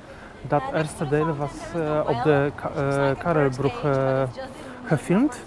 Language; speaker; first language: Dutch; non-native, learner; Polish